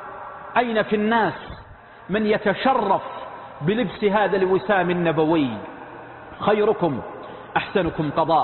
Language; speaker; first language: Arabic; native; Arabic